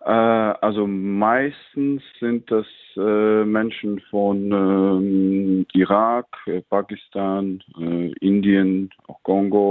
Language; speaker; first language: German; non-native, fluent; Latvian